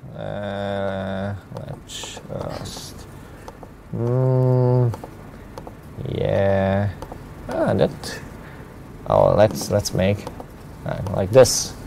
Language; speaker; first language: English; non-native, fluent; Hungarian